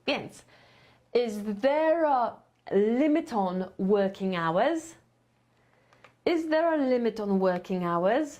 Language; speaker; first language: English; non-native, fluent; Polish